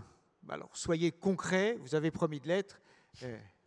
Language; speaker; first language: French; native; French